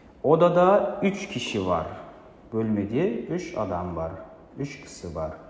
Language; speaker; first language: Turkish; non-native, fluent; Kazakh